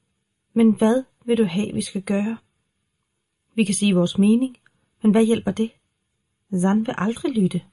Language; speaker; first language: Danish; native; Danish